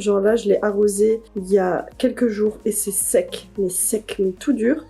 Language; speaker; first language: French; native; French